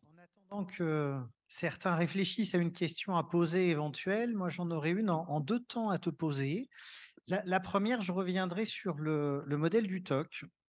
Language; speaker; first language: French; native; French